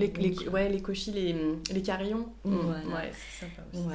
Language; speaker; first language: French; native; French